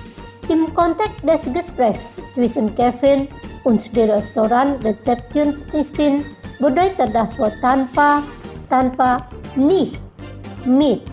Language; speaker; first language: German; non-native, fluent; Indonesian